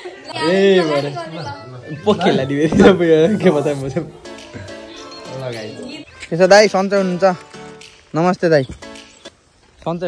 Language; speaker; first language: Nepali; native; Nepali